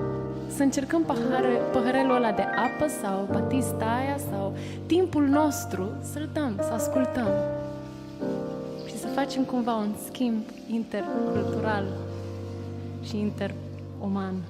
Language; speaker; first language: Romanian; native; Romanian